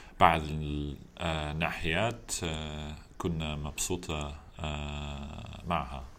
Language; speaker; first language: Arabic; non-native, learner; English